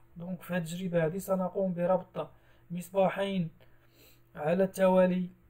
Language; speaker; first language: French; non-native, local second language; Arabic